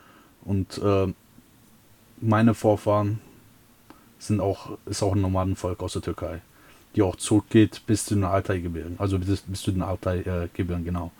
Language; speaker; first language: German; early bilingual, other home language; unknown